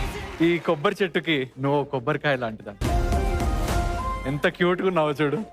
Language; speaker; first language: Telugu; native; Telugu